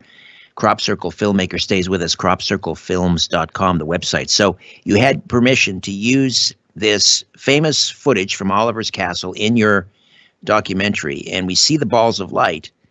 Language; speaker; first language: English; native; English